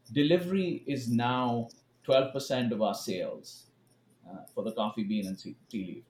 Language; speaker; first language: English; non-native, local second language; Hindi